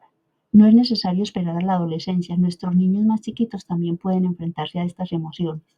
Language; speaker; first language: Spanish; native; Spanish